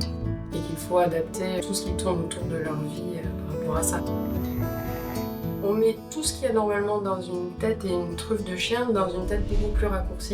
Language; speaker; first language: French; native; French